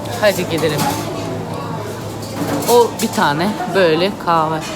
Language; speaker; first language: Turkish; non-native, learner; Russian